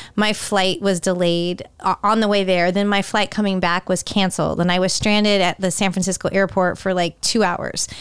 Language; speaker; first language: English; native; English